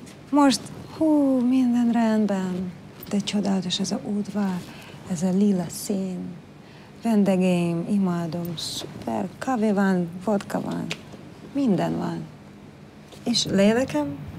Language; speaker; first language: Hungarian; non-native, learner; Russian